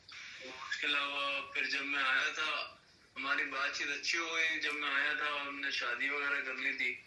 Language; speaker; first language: Urdu; native; Urdu